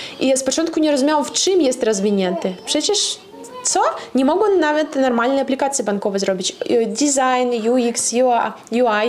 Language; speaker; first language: Polish; non-native, fluent; Russian